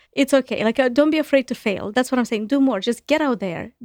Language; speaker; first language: English; non-native, fluent; Romanian